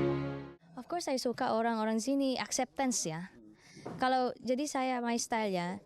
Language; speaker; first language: Indonesian; non-native, learner; Filipino